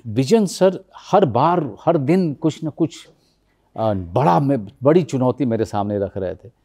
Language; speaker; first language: Hindi; native; Hindi